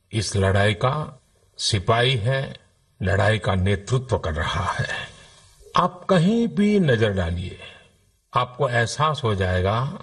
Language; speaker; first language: Hindi; non-native, local second language; Gujarati